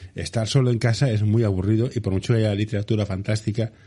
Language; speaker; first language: Spanish; native; Spanish